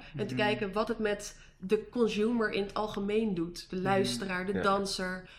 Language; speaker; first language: Dutch; native; Dutch